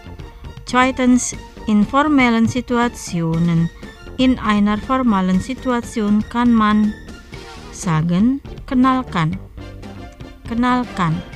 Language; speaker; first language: German; non-native, fluent; Indonesian